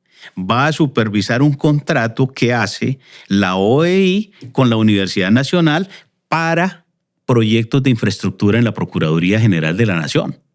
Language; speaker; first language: Spanish; native; Spanish